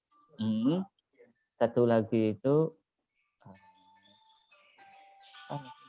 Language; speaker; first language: Indonesian; non-native, learner; Khmer